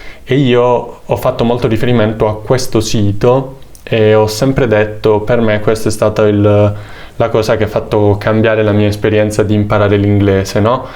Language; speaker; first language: Italian; native; Italian